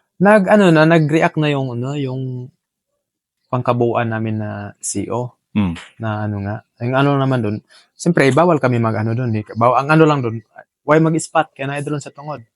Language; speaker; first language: Filipino; non-native, local second language; Cebuano